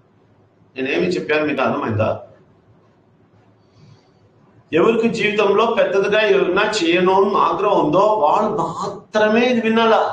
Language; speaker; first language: Telugu; non-native, fluent; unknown